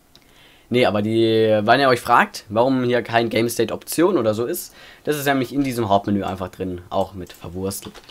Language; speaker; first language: German; native; German